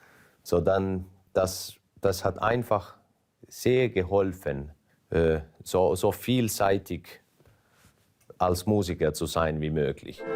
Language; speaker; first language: German; non-native, fluent; Finnish